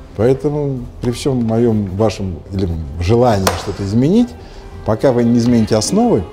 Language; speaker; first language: Russian; native; Russian